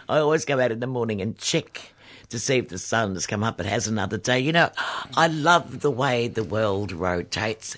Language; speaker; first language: English; native; English